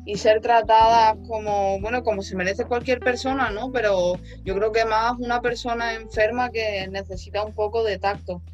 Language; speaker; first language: Spanish; native; Spanish